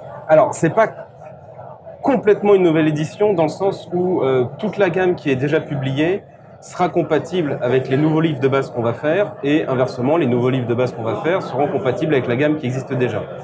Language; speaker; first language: French; native; French